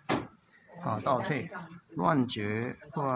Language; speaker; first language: Chinese; native; Chinese